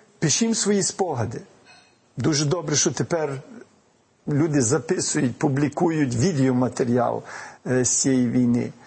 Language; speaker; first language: Ukrainian; early bilingual, heritage; Ukrainian